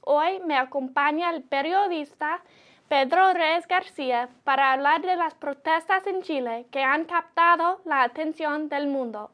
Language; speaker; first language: Spanish; non-native, learner; English